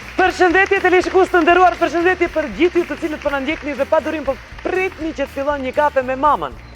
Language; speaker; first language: Albanian; native; Albanian